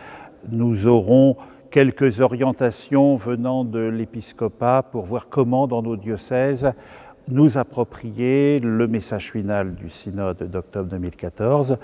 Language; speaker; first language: French; native; French